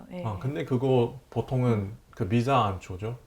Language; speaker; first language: Korean; non-native, fluent; Chinese